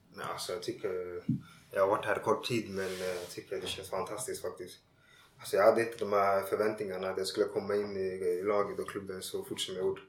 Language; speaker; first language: Swedish; early bilingual, other home language; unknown